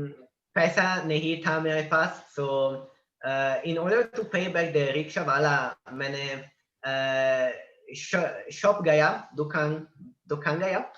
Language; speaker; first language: Hindi; non-native, learner; Italian